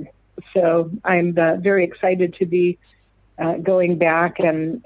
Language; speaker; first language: English; native; English